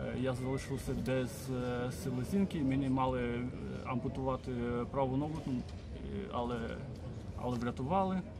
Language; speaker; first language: Ukrainian; non-native, fluent; Russian